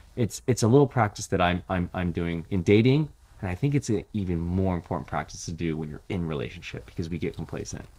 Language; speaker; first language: English; native; English